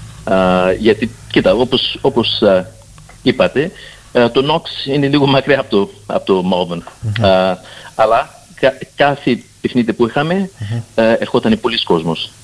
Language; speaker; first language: Greek; early bilingual, heritage; Greek